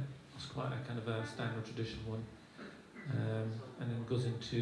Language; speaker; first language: English; native; English